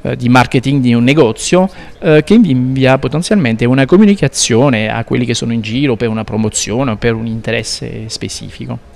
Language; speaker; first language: Italian; non-native, fluent; French